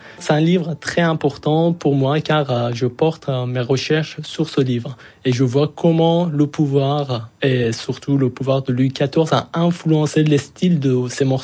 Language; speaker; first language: French; non-native, fluent; Persian